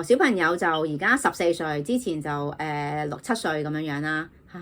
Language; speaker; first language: Cantonese; native; Cantonese